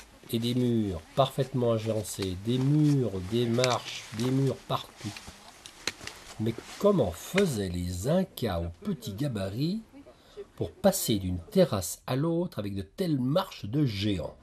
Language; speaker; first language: French; native; French